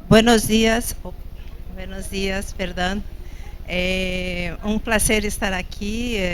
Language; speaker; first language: Spanish; non-native, fluent; Portuguese